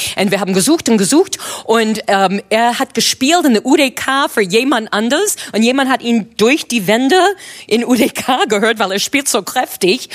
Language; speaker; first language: German; non-native, fluent; English